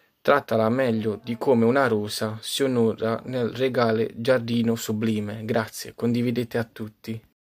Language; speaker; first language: Italian; native; Italian